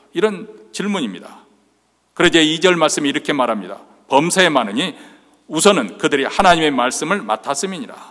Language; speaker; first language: Korean; native; Korean